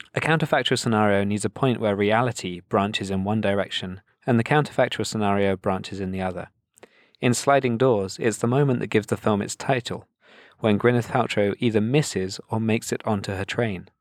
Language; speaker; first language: English; native; English